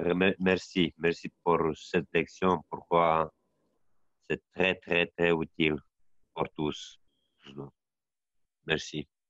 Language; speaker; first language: French; non-native, learner; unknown